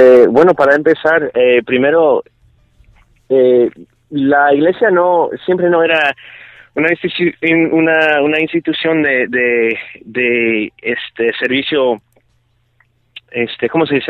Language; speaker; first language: Spanish; early bilingual, other home language; English